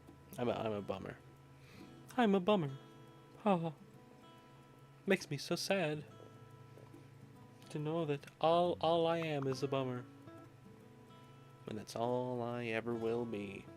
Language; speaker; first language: English; native; English